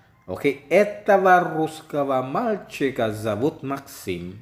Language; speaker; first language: Russian; non-native, fluent; Filipino